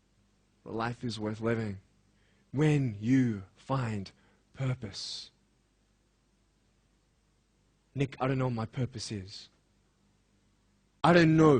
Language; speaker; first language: English; native; English